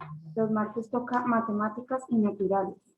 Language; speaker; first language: Spanish; native; Spanish